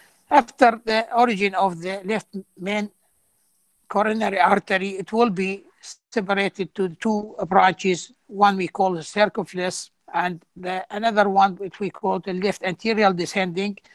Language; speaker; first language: English; non-native, fluent; Arabic